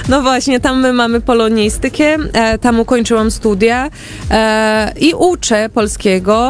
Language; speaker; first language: Polish; non-native, fluent; Portuguese